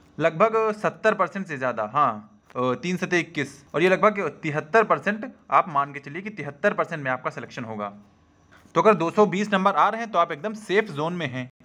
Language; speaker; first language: Hindi; native; Hindi